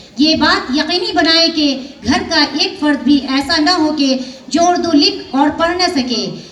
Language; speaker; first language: Urdu; native; Urdu